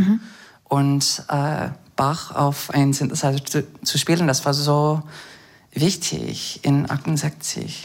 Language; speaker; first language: German; non-native, fluent; English